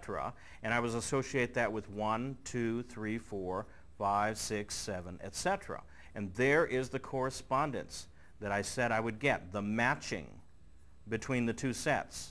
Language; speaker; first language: English; native; English